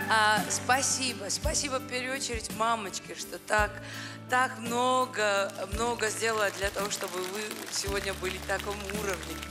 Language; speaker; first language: Russian; non-native, fluent; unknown